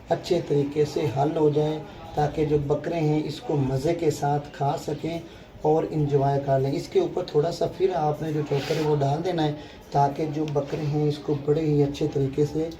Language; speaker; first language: Urdu; native; Urdu